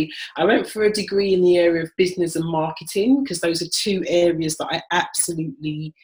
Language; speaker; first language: English; native; English